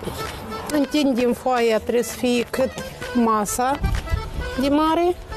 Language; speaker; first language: Romanian; non-native, local second language; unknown